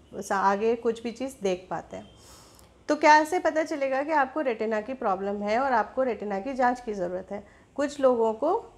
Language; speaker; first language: Hindi; native; Hindi